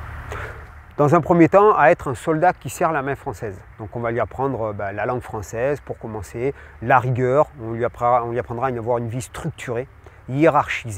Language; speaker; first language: French; native; French